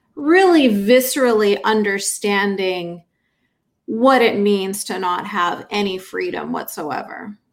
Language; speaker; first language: English; native; English